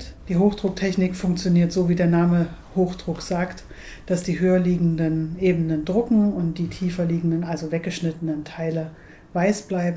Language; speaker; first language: German; native; German